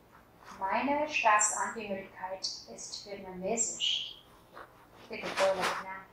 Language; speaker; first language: German; non-native, fluent; Vietnamese